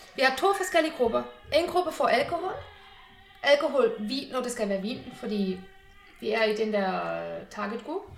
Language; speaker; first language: Danish; non-native, fluent; English